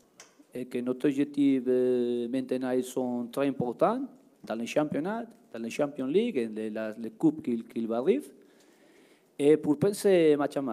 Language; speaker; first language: French; non-native, learner; Spanish